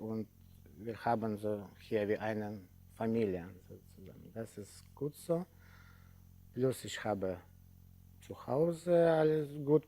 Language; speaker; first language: German; non-native, learner; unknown